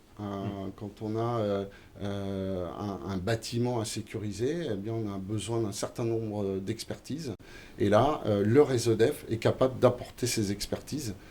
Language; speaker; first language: French; native; French